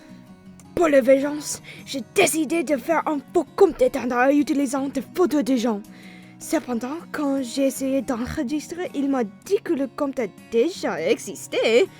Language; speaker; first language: French; non-native, learner; English